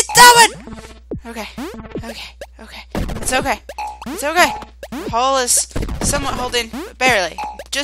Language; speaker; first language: English; native; English